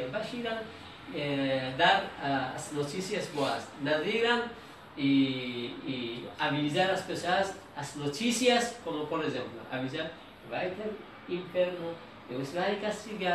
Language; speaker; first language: Portuguese; non-native, learner; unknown